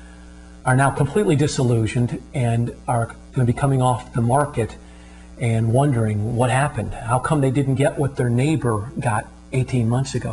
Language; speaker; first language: English; native; English